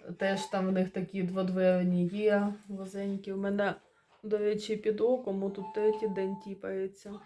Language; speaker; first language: Ukrainian; non-native, local second language; Russian